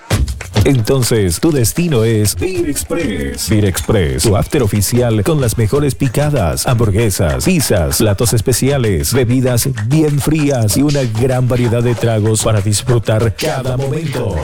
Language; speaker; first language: Spanish; native; Spanish